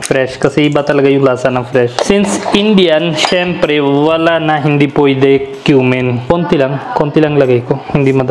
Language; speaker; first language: Filipino; non-native, learner; Punjabi